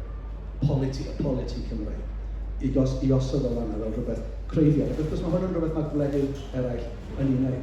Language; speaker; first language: Welsh; native; Welsh